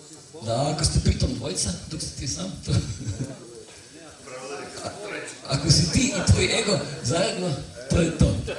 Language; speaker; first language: Croatian; native; Croatian